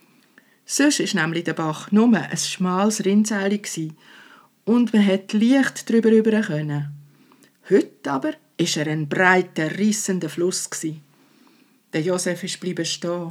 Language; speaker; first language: German; native; German